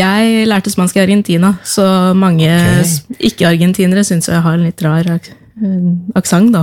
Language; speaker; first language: Norwegian; native; Norwegian